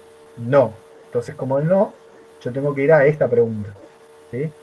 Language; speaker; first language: Spanish; native; Spanish